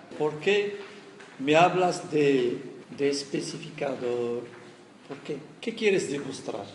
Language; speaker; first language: Spanish; non-native, fluent; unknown